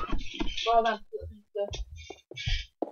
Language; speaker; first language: Swedish; early bilingual, heritage; Swedish